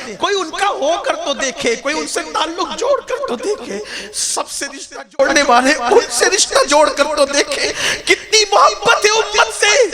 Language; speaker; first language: Urdu; native; Urdu